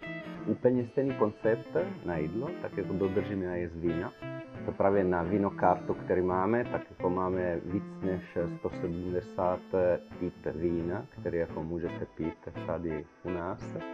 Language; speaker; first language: Czech; non-native, fluent; Italian